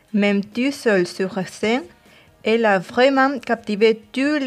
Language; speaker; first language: French; non-native, learner; Spanish